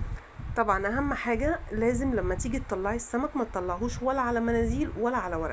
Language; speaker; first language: Arabic; native; Arabic